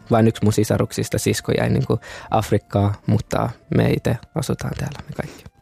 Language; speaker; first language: Finnish; early bilingual, other home language; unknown